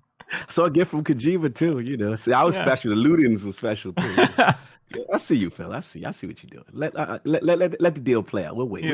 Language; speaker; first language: English; native; English